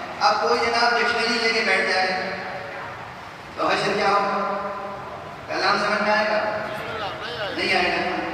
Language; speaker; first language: Urdu; native; Urdu